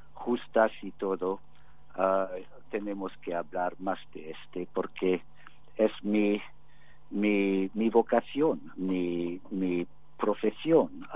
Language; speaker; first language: Spanish; non-native, fluent; English